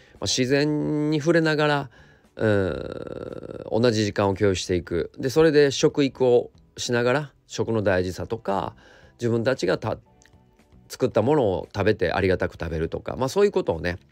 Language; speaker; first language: Japanese; native; Japanese